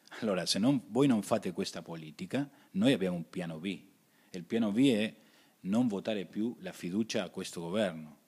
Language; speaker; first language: Italian; early bilingual, heritage; Spanish